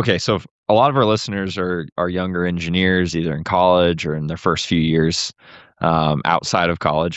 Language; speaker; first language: English; native; English